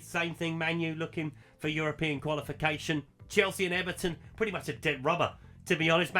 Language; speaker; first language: English; native; English